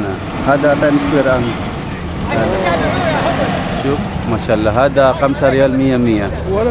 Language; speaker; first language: Arabic; non-native, learner; Filipino